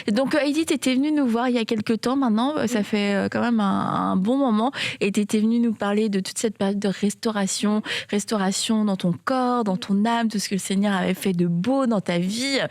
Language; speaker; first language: French; native; French